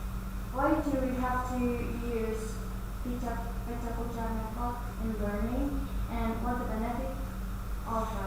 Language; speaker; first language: English; non-native, learner; Indonesian